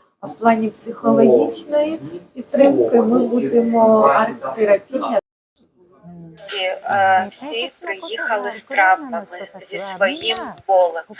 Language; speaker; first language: Ukrainian; non-native, fluent; Japanese